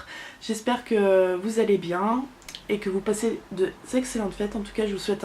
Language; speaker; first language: French; native; French